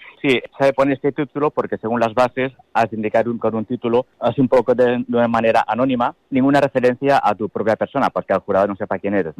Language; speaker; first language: Spanish; native; Spanish